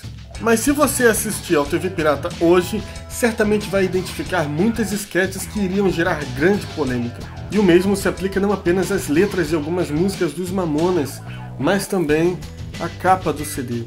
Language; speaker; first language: Portuguese; native; Portuguese